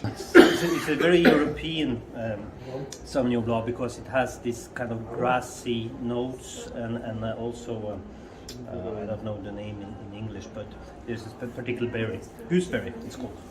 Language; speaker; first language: English; non-native, fluent; Norwegian